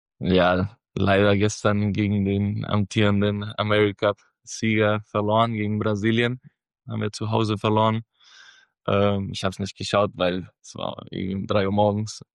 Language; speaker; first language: German; non-native, fluent; Spanish